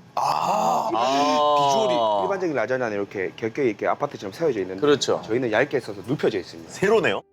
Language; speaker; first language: Korean; native; Korean